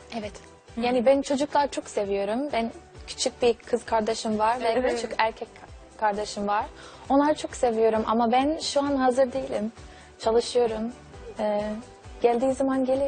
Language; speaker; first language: Turkish; non-native, learner; English